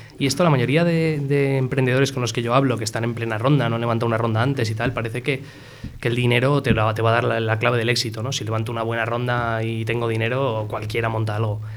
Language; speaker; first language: Spanish; native; Spanish